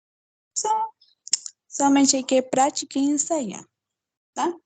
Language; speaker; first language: Portuguese; non-native, fluent; Spanish